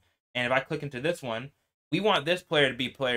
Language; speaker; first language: English; native; English